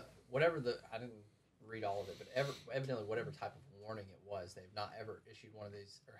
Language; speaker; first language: English; native; English